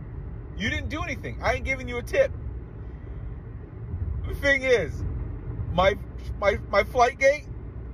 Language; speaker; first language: English; native; English